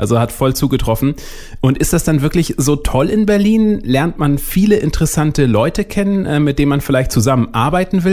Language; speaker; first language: German; native; German